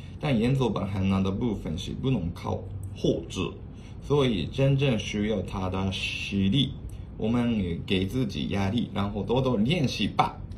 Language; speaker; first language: Chinese; non-native, fluent; Japanese